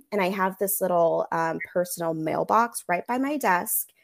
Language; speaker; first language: English; native; English